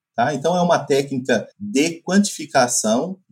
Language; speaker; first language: Portuguese; native; Portuguese